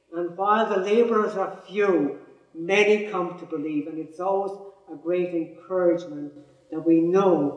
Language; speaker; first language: English; native; English